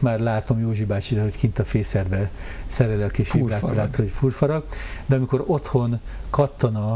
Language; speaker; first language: Hungarian; native; Hungarian